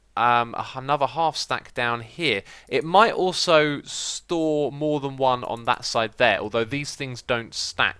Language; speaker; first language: English; native; English